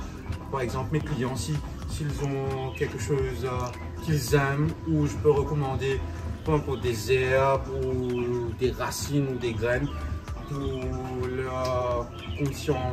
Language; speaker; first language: French; non-native, local second language; Morisyen